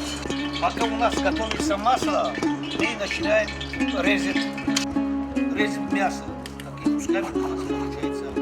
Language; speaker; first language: Russian; non-native, fluent; Tajik